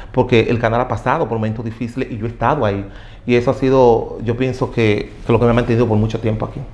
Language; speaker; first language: Spanish; native; Spanish